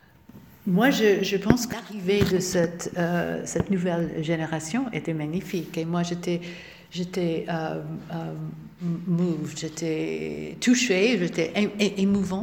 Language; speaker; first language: French; non-native, fluent; English